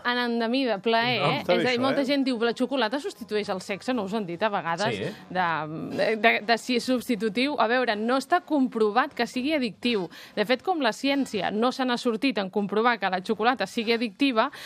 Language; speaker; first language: Catalan; native; Catalan